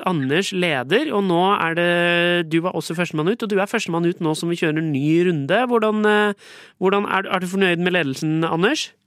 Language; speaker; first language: Norwegian; native; Norwegian